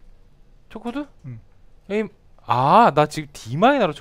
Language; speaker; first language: Korean; native; Korean